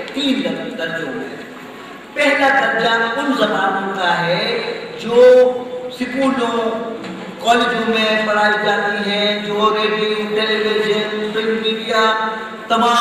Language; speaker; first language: Urdu; non-native, local second language; Khowar